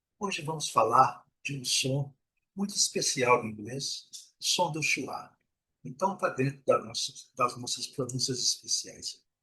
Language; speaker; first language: Portuguese; native; Portuguese